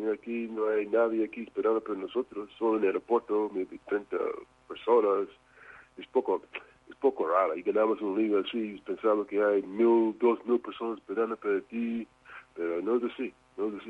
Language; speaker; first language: Spanish; non-native, fluent; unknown